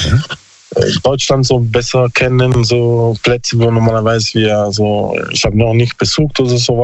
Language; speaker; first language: German; non-native, learner; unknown